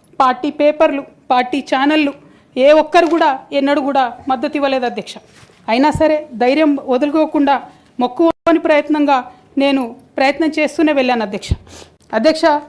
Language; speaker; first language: Telugu; native; Telugu